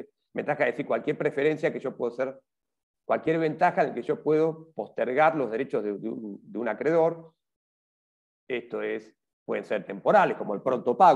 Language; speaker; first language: Spanish; native; Spanish